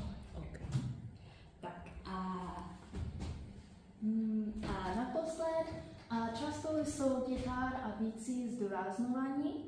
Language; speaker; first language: Czech; non-native, learner; English